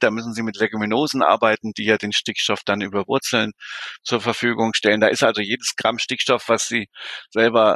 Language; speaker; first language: German; native; German